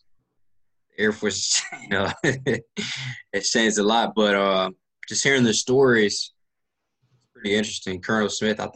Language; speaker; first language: English; native; English